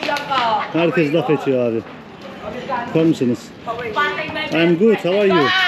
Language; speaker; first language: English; non-native, learner; Turkish